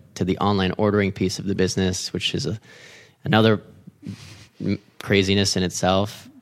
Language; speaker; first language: English; native; English